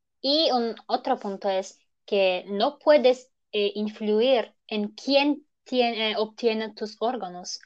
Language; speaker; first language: Spanish; non-native, learner; German